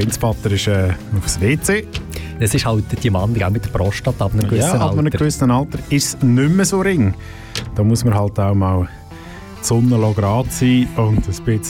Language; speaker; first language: German; native; German